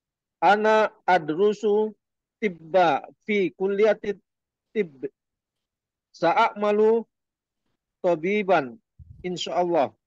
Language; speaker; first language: Arabic; non-native, learner; Indonesian